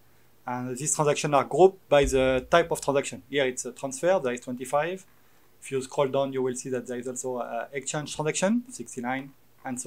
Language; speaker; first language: English; non-native, fluent; French